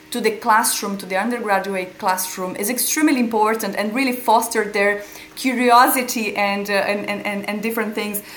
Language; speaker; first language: English; non-native, fluent; Portuguese